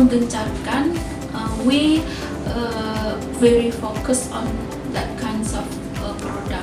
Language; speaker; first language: English; non-native, fluent; Indonesian